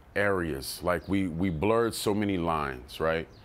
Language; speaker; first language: English; native; English